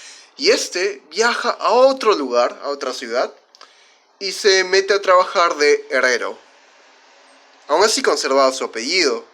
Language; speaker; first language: Spanish; native; Spanish